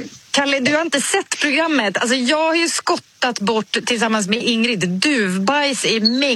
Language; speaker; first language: Swedish; native; Swedish